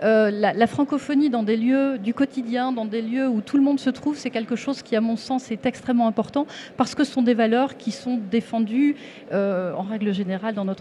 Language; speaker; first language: French; native; French